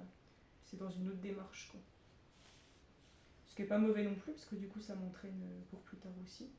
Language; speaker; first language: French; native; French